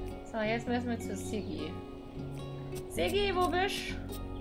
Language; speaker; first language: German; native; German